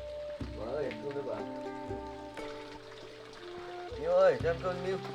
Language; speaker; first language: Vietnamese; native; Vietnamese